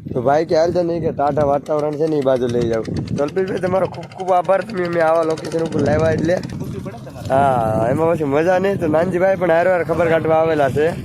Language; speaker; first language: Gujarati; native; Gujarati